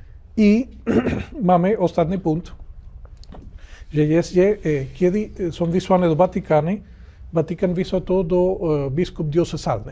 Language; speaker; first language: Polish; non-native, learner; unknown